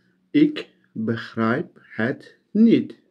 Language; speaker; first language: Dutch; non-native, learner; Turkish